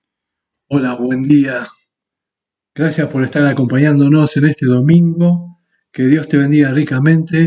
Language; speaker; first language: Spanish; native; Spanish